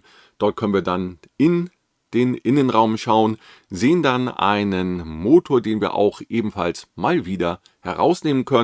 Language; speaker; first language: German; native; German